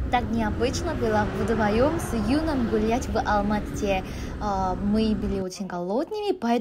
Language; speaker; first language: Russian; non-native, learner; Korean